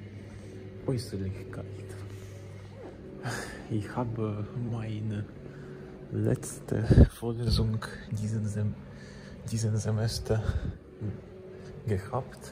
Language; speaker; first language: German; non-native, learner; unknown